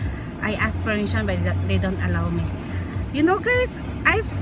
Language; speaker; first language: English; non-native, local second language; Filipino